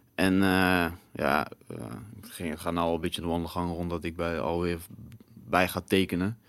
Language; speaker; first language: Dutch; native; Dutch